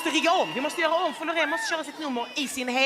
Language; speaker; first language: Swedish; native; Swedish